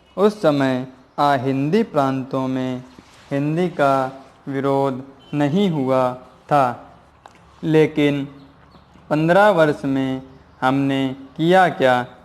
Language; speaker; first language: Hindi; native; Hindi